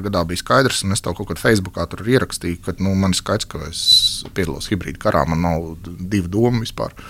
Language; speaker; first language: Latvian; native; Latvian